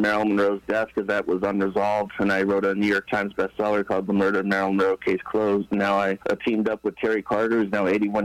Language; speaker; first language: English; native; English